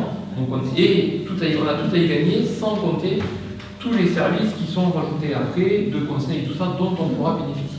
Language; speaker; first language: French; native; French